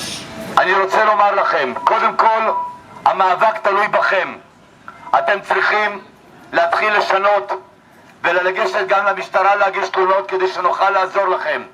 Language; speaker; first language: Hebrew; non-native, fluent; Amharic